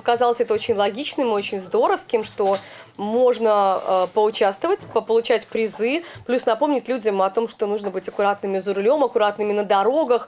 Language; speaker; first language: Russian; native; Russian